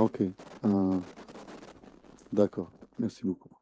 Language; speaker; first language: French; non-native, local second language; Arabic